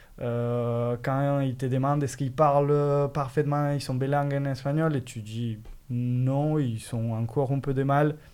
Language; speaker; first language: French; non-native, fluent; Spanish